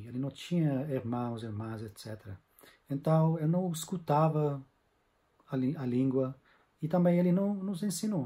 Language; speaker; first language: Portuguese; non-native, fluent; English